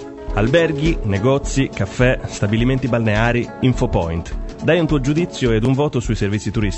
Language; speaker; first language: Italian; native; Italian